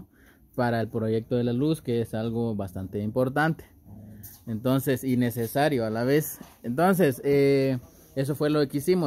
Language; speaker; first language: Spanish; native; Spanish